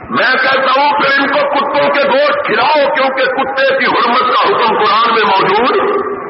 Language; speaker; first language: Urdu; non-native, local second language; Punjabi